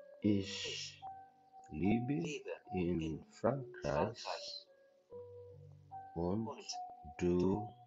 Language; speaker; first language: German; non-native, learner; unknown